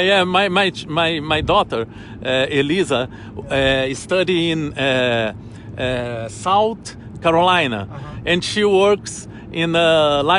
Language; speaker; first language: English; non-native, learner; Portuguese